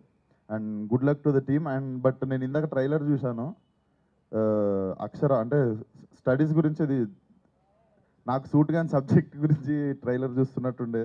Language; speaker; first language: Telugu; native; Telugu